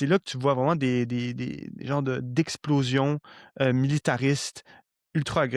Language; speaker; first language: French; native; French